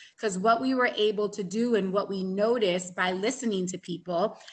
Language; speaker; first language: English; native; English